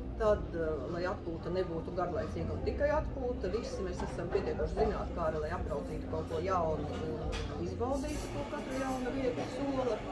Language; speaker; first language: Latvian; native; Latvian